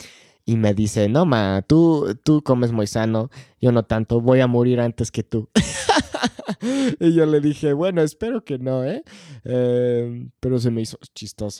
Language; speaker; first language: Spanish; non-native, fluent; English